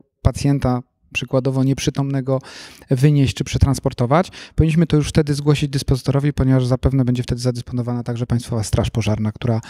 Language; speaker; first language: Polish; native; Polish